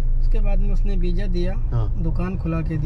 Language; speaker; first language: Hindi; native; Hindi